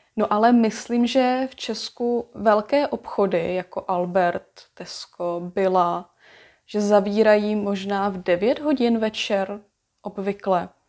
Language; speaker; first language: Czech; native; Czech